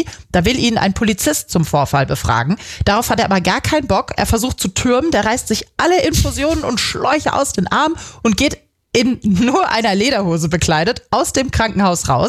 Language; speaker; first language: German; native; German